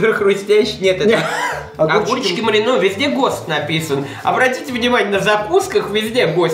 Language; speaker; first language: Russian; native; Russian